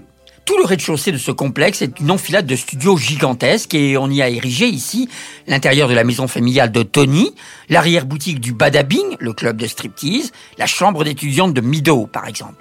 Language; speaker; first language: French; native; French